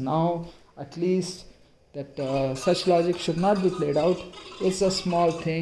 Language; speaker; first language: English; non-native, local second language; Hindi